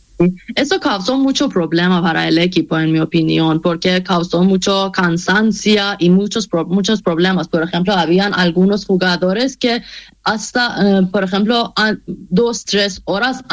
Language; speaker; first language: Spanish; non-native, fluent; Persian